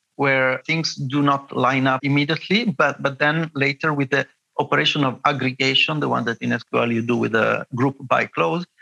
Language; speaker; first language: English; non-native, fluent; Italian